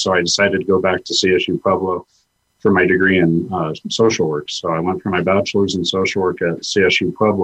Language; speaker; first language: English; native; English